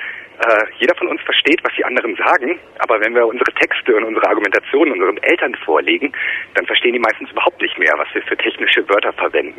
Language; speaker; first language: German; native; German